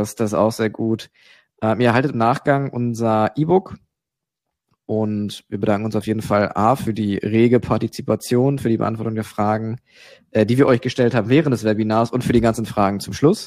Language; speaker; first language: German; native; German